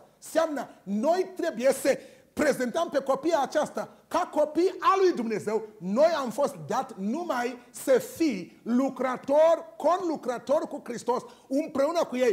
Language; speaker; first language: Romanian; non-native, learner; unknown